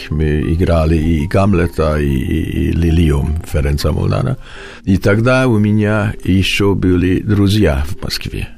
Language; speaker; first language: Russian; non-native, learner; Hungarian